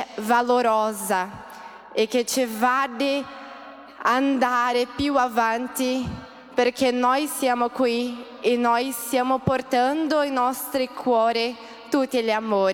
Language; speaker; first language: Italian; early bilingual, heritage; Portuguese